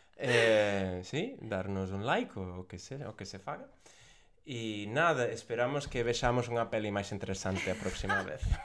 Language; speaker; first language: Galician; non-native, local second language; Spanish